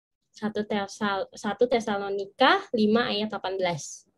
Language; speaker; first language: Indonesian; native; Indonesian